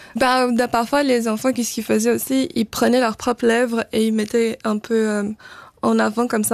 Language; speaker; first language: French; early bilingual, other home language; Portuguese